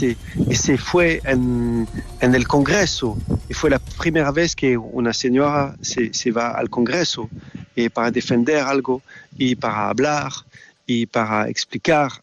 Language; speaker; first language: Spanish; non-native, fluent; French